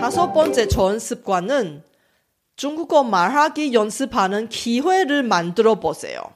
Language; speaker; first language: Korean; non-native, local second language; Chinese